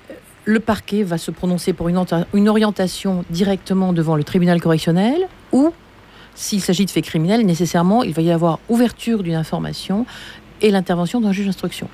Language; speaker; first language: French; native; French